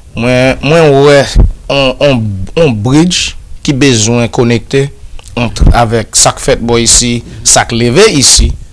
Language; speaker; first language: Haitian Creole; early bilingual, heritage; English